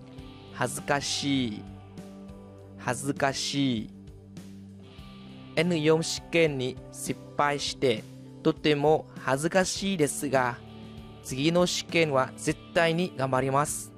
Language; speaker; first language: Japanese; non-native, fluent; Vietnamese